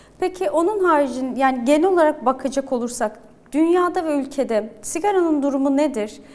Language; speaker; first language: Turkish; native; Turkish